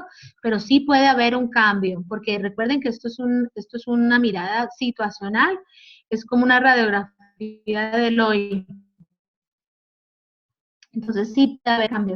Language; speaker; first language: Spanish; native; Spanish